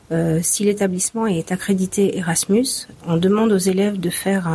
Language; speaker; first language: French; native; French